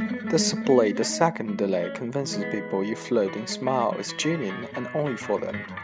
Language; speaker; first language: English; non-native, fluent; Chinese